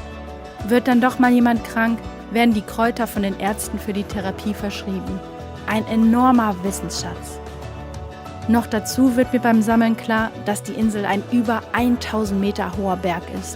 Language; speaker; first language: German; native; German